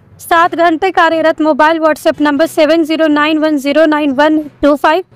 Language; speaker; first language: Hindi; native; Hindi